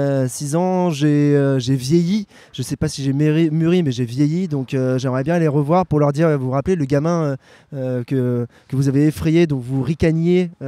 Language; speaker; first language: French; native; French